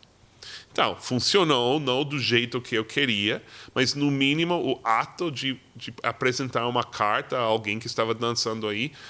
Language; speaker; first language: Portuguese; non-native, fluent; English